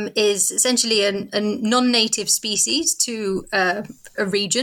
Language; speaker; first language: English; native; English